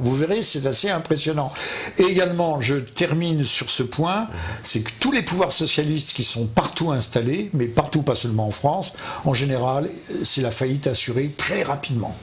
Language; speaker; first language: French; native; French